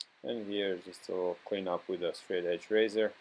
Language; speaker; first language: English; non-native, fluent; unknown